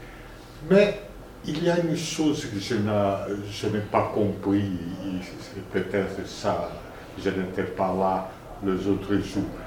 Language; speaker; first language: French; non-native, fluent; Spanish